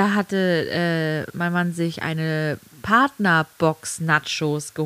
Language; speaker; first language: German; native; German